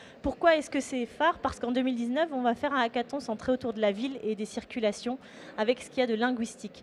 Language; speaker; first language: French; native; French